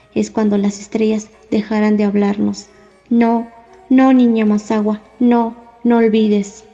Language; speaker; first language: Spanish; non-native, local second language; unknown